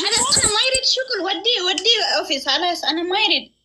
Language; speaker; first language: Arabic; non-native, learner; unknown